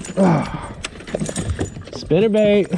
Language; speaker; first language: English; native; English